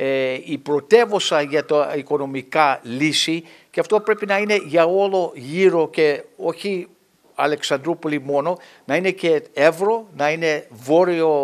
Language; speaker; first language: Greek; early bilingual, heritage; English